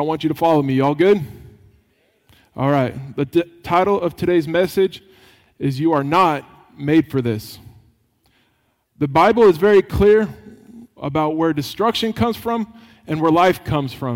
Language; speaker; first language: English; native; English